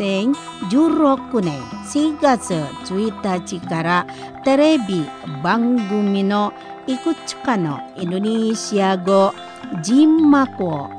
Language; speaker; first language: Japanese; non-native, fluent; Indonesian